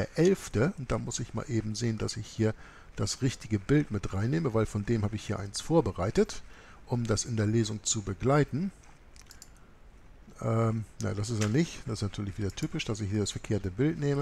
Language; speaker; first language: German; native; German